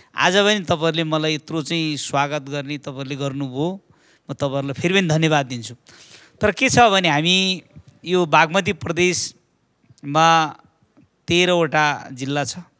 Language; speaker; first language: Nepali; non-native, local second language; Eastern Tamang